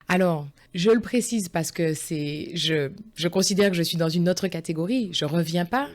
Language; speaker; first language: French; early bilingual, other home language; Guadeloupean Creole French